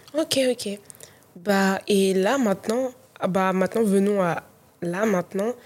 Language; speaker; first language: French; native; French